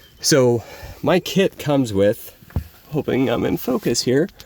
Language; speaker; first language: English; native; English